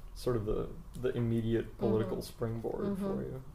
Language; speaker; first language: English; native; English